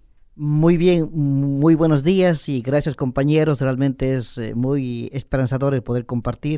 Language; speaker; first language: Spanish; native; Spanish